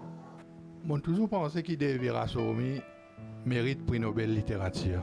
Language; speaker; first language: French; non-native, local second language; Morisyen